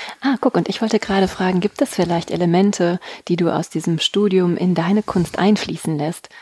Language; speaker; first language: German; native; German